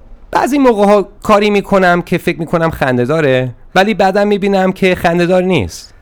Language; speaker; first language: Persian; early bilingual, heritage; Persian